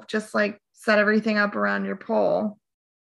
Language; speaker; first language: English; native; English